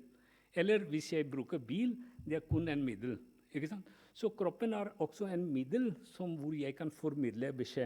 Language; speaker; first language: Norwegian; non-native, fluent; Punjabi